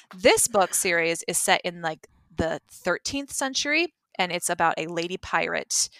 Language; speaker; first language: English; native; English